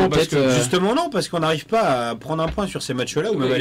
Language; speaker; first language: French; native; French